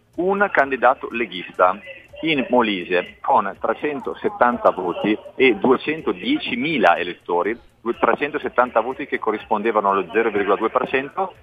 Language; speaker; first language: Italian; native; Italian